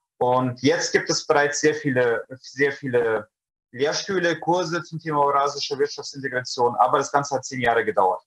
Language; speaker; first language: German; early bilingual, other home language; Russian